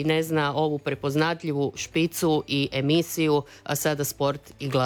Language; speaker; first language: Croatian; native; Croatian